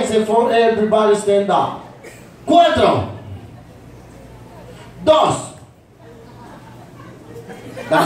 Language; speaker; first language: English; non-native, learner; Spanish